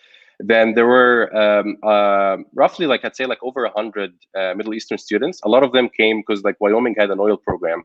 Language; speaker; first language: English; non-native, local second language; Arabic